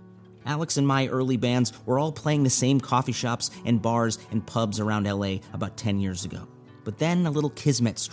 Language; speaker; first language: English; native; English